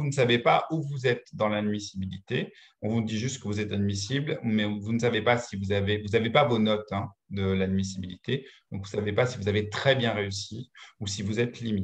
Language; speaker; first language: French; native; French